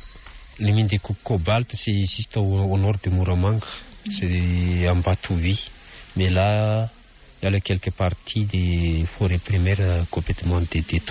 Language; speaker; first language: French; non-native, local second language; Malagasy